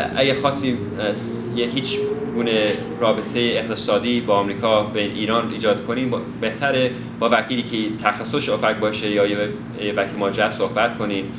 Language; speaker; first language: Persian; early bilingual, heritage; Persian